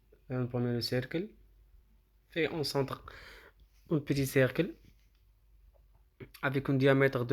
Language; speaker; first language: French; non-native, local second language; Arabic